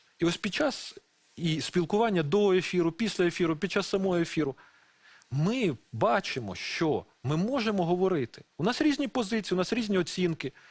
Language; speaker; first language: Ukrainian; non-native, local second language; Russian